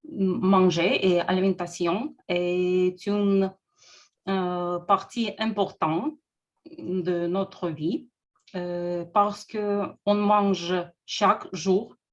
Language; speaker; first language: French; non-native, learner; Russian